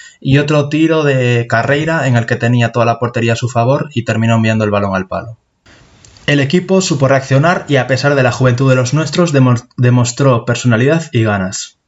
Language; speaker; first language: Spanish; native; Spanish